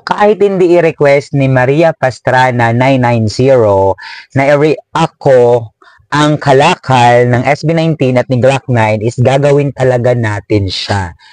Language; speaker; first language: Filipino; non-native, local second language; Cebuano